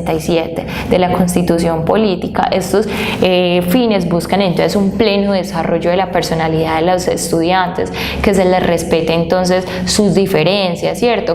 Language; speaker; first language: Spanish; native; Spanish